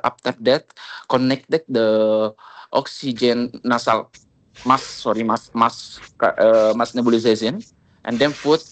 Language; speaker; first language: English; non-native, learner; Indonesian